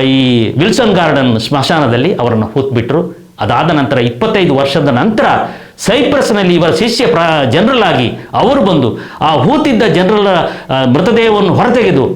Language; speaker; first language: Kannada; non-native, local second language; Kodava